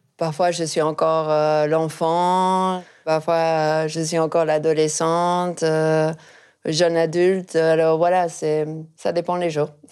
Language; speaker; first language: French; non-native, fluent; Spanish